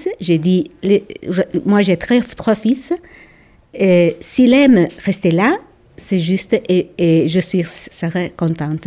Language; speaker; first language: French; non-native, local second language; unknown